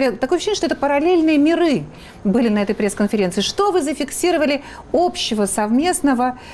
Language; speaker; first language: Russian; native; Russian